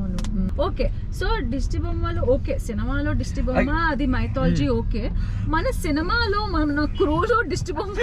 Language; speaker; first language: Telugu; native; Telugu